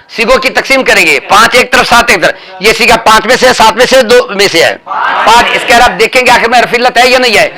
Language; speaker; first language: Urdu; non-native, local second language; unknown